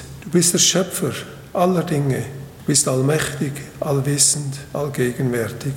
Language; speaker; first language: German; native; German